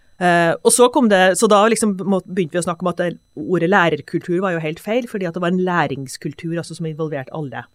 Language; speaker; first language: Norwegian; native; Norwegian